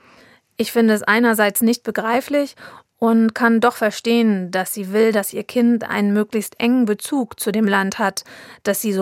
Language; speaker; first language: German; native; German